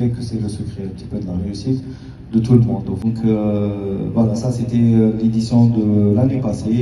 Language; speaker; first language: French; non-native, local second language; Arabic